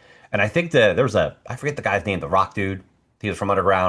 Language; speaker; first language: English; native; English